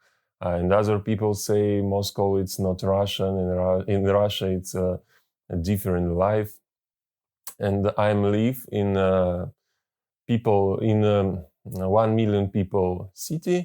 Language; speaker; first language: English; non-native, learner; Russian